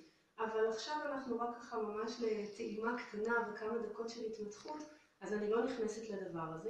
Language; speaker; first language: Hebrew; native; Hebrew